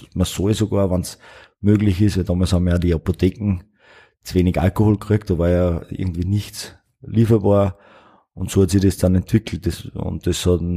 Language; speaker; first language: German; native; German